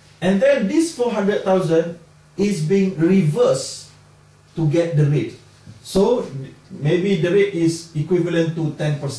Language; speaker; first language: English; non-native, local second language; Malay